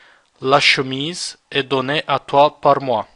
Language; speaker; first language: French; non-native, fluent; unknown